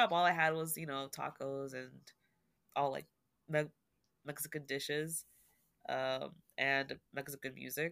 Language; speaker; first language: English; early bilingual, other home language; Spanish